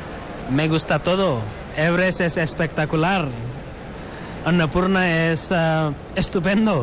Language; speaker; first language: Spanish; non-native, learner; Nepali